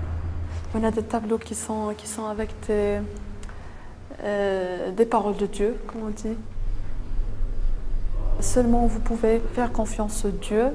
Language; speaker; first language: French; non-native, local second language; Arabic